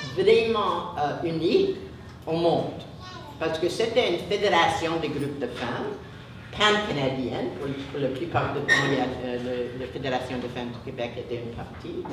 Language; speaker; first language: French; non-native, learner; English